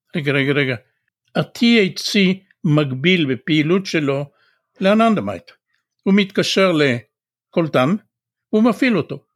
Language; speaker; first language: Hebrew; non-native, fluent; Bulgarian